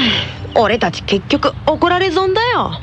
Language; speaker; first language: Japanese; native; Japanese